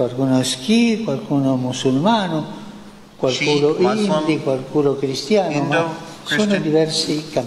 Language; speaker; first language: Italian; non-native, fluent; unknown